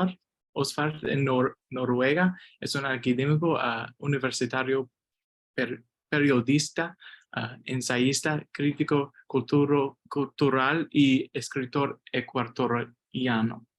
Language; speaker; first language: Spanish; non-native, learner; English